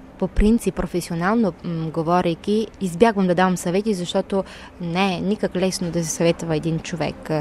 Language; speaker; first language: Bulgarian; native; Bulgarian